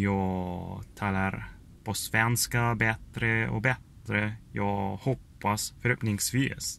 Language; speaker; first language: Swedish; non-native, learner; Italian